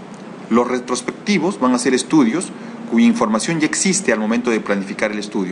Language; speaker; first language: Spanish; native; Spanish